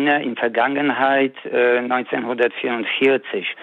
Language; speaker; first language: German; non-native, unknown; Polish